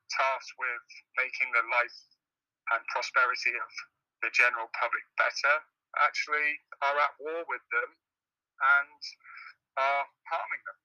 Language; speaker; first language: English; native; English